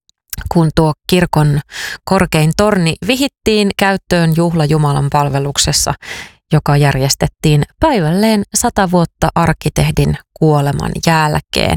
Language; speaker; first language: Finnish; native; Finnish